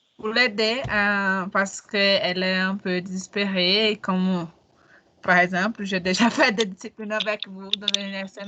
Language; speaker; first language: French; non-native, learner; Portuguese